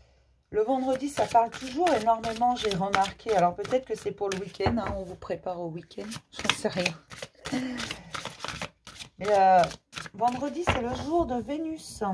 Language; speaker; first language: French; native; French